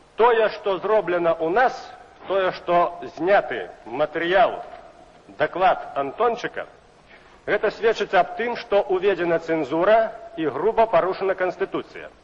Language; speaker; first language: Belarusian; native; Belarusian